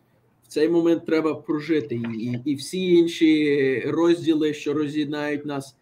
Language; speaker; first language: Ukrainian; early bilingual, heritage; Ukrainian